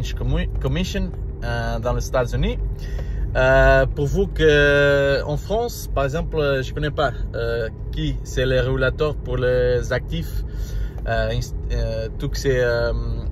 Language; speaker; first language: French; non-native, learner; Portuguese